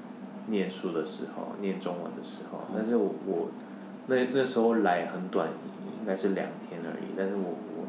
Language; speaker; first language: Chinese; non-native, fluent; Korean